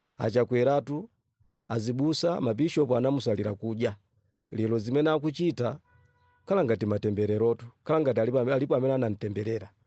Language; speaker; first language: Nyanja; non-native, local second language; Yao